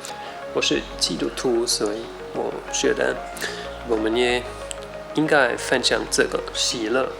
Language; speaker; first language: Chinese; non-native, fluent; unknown